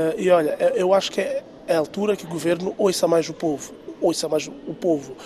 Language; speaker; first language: Portuguese; non-native, local second language; Tsonga